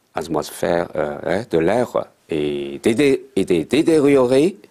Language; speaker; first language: French; non-native, fluent; Chinese